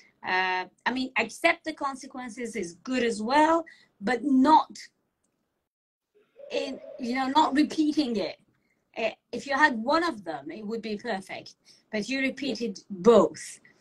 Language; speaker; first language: English; non-native, fluent; Persian